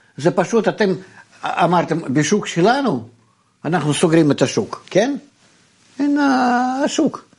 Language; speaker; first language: Hebrew; non-native, fluent; Russian